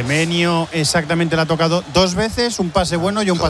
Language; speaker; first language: Spanish; native; Spanish